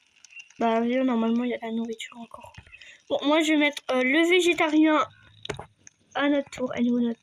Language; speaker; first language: French; native; French